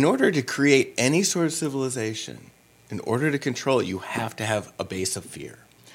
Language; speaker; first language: English; native; English